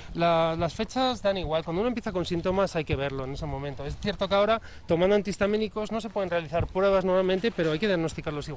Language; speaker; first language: Spanish; native; Spanish